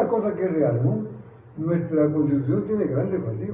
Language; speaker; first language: Spanish; native; Spanish